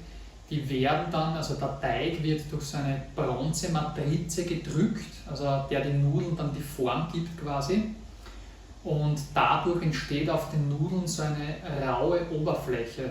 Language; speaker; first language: German; native; German